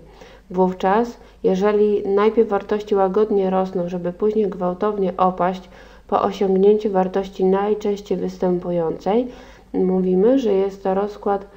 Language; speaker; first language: Polish; native; Polish